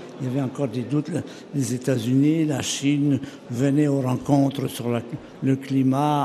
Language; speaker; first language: French; native; French